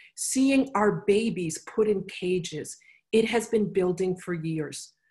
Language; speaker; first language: English; native; English